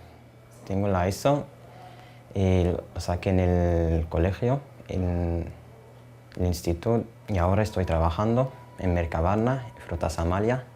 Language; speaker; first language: Spanish; non-native, fluent; Arabic